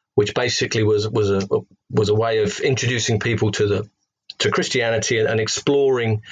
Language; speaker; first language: English; native; English